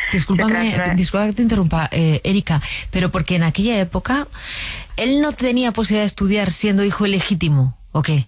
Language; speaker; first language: Spanish; native; Spanish